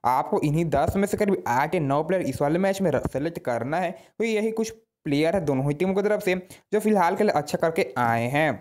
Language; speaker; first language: Hindi; native; Hindi